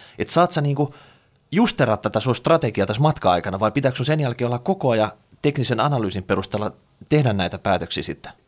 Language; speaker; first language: Finnish; native; Finnish